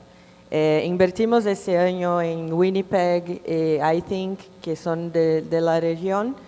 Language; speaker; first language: Spanish; non-native, fluent; Portuguese